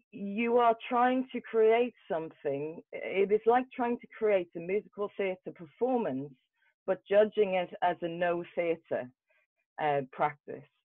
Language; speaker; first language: English; native; English